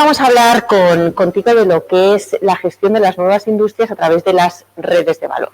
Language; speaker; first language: Spanish; native; Spanish